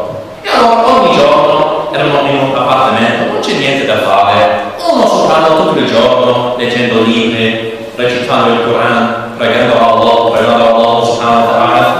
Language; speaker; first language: Italian; non-native, learner; English